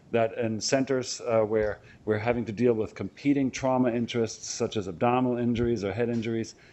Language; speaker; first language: English; non-native, fluent; German